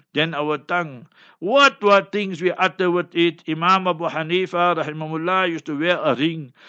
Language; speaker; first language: English; early bilingual, other home language; Hindi